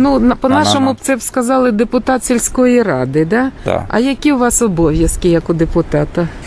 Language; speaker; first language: Ukrainian; native; Ukrainian